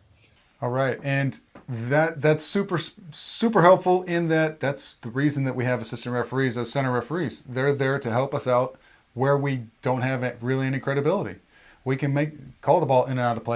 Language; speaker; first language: English; native; English